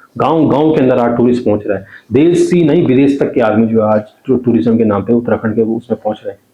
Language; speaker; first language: Hindi; non-native, local second language; Garhwali